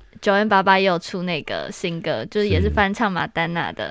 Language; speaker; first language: Chinese; native; Chinese